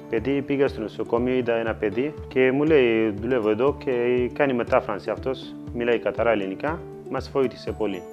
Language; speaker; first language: Greek; non-native, learner; Kurdish